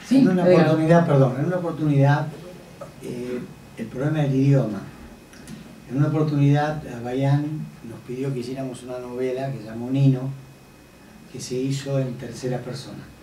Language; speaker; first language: Spanish; native; Spanish